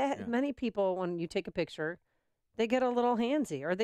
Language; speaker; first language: English; native; English